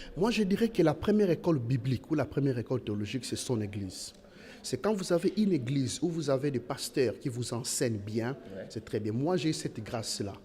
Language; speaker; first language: French; non-native, local second language; Lingala